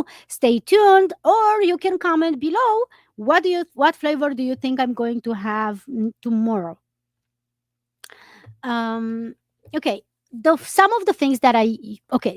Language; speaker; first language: English; non-native, fluent; Romanian